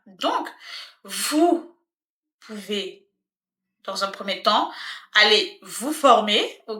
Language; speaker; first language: French; native; French